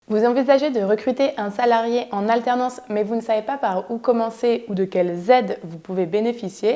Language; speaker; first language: French; native; French